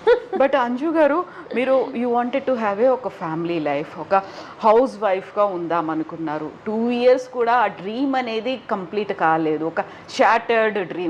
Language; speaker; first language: Telugu; native; Telugu